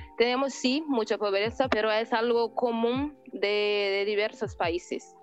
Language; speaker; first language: Spanish; non-native, learner; Portuguese